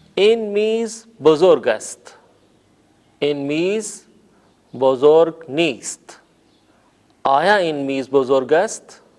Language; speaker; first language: Persian; non-native, fluent; Urdu